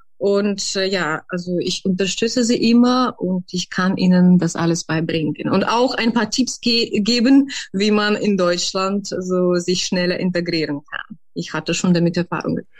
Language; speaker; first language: German; non-native, fluent; Ukrainian